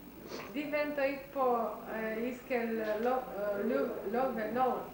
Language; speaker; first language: Danish; non-native, learner; Romanian